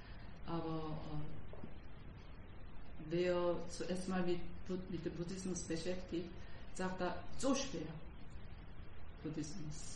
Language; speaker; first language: German; non-native, learner; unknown